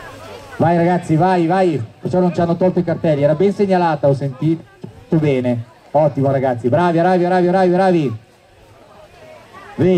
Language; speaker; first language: Italian; native; Italian